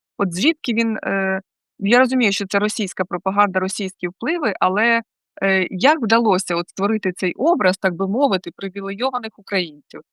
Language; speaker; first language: Ukrainian; native; Ukrainian